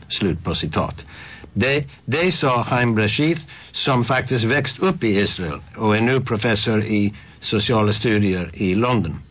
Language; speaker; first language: Swedish; non-native, fluent; English